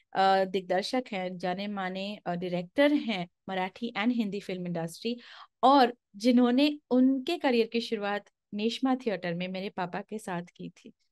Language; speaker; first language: Hindi; non-native, local second language; Marathi